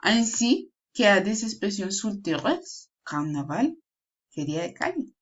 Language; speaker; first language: French; non-native, learner; Spanish